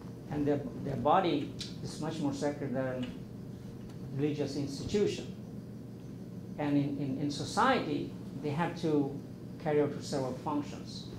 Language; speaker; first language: English; non-native, local second language; Bangla